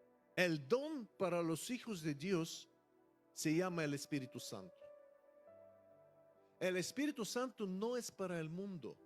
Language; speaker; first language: Spanish; non-native, fluent; Bulgarian